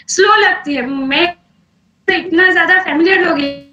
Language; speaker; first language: Hindi; non-native, local second language; Bangla